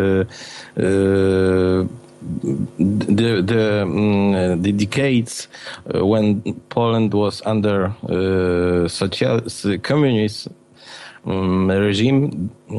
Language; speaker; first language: English; non-native, fluent; Polish